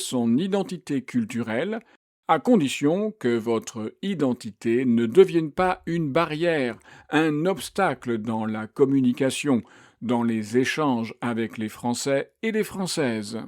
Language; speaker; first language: French; native; French